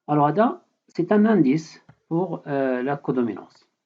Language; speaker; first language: French; non-native, local second language; Arabic